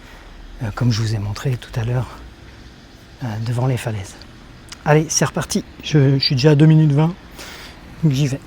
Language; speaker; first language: French; native; French